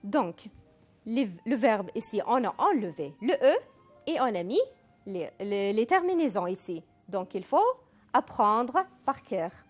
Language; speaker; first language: French; non-native, fluent; Arabic